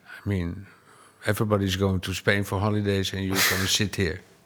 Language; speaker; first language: English; non-native, fluent; Dutch